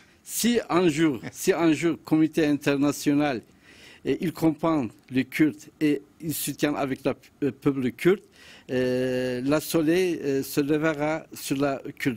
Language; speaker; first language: French; non-native, learner; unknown